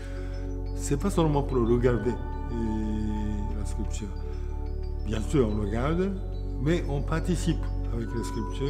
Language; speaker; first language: French; non-native, fluent; Japanese